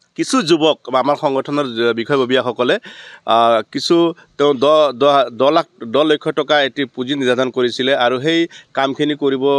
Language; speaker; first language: Assamese; non-native, local second language; Hindi